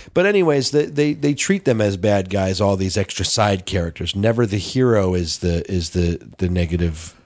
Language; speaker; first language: English; native; English